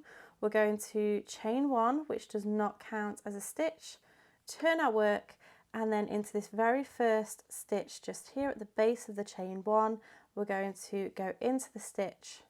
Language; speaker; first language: English; native; English